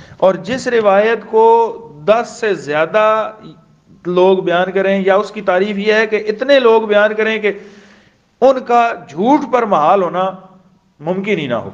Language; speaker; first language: Urdu; non-native, local second language; Pashto